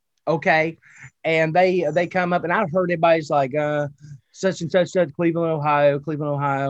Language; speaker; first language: English; native; English